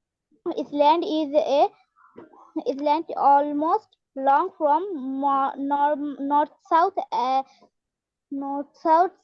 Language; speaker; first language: English; non-native, learner; Bangla